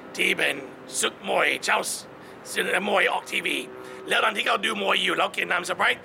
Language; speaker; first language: Thai; non-native, fluent; English